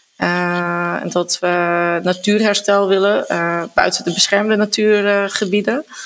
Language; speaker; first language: Dutch; native; Dutch